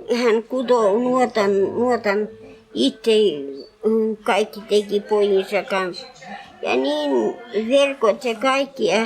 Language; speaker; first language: Finnish; early bilingual, heritage; Finnish